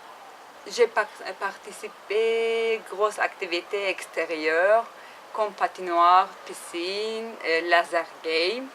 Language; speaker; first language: French; non-native, learner; Turkish